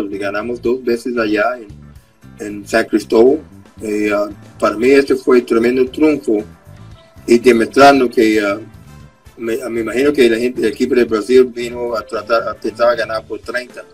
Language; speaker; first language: Spanish; non-native, fluent; English